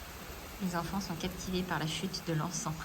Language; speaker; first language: French; native; French